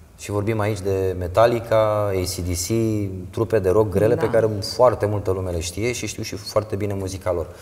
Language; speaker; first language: Romanian; native; Romanian